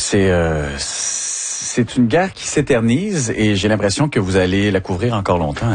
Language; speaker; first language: French; native; French